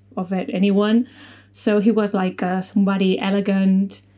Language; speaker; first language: English; non-native, fluent; Spanish